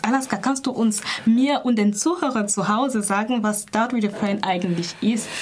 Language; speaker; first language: German; non-native, fluent; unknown